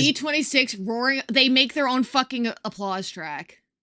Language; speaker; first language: English; native; English